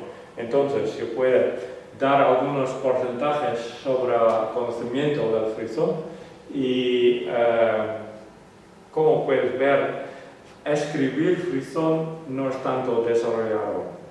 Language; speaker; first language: Spanish; non-native, fluent; Western Frisian